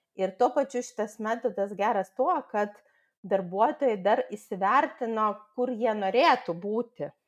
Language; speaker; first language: Lithuanian; non-native, local second language; Russian